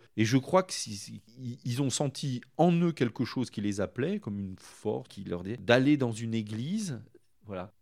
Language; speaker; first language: French; native; French